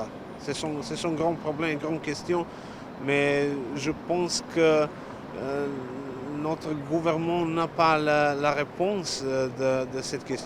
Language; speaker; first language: French; non-native, learner; Serbian